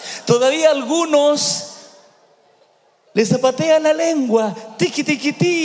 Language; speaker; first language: Spanish; native; Spanish